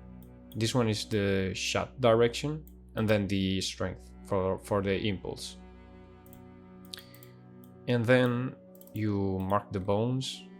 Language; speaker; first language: English; non-native, fluent; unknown